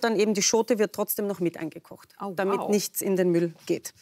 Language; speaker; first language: German; native; German